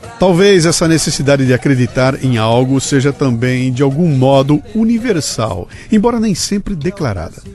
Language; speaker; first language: Portuguese; native; Portuguese